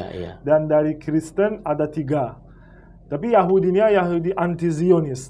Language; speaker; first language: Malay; non-native, fluent; Persian